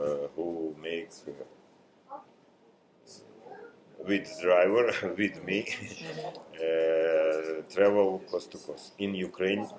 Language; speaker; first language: English; non-native, learner; Russian